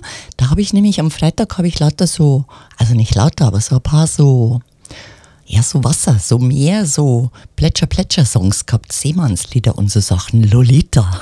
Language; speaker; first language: German; native; German